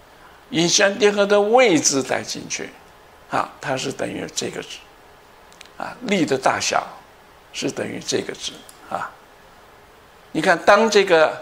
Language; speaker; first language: Chinese; native; Chinese